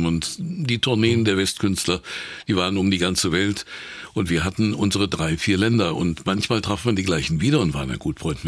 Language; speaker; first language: German; native; German